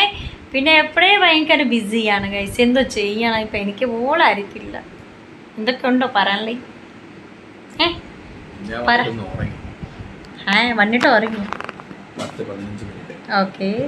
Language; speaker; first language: Malayalam; non-native, fluent; Hindi